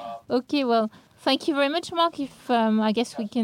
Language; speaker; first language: English; non-native, fluent; French